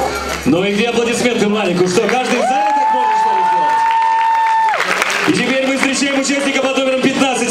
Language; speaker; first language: Russian; native; Russian